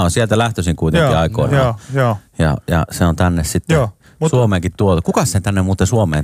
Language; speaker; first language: Finnish; native; Finnish